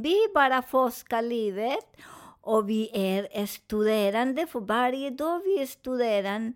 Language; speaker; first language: Swedish; non-native, fluent; Spanish